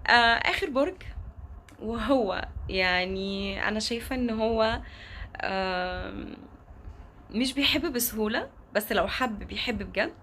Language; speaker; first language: Arabic; native; Arabic